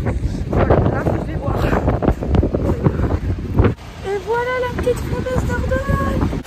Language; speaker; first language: French; native; French